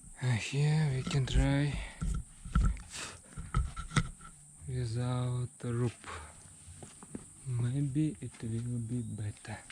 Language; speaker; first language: English; non-native, learner; Russian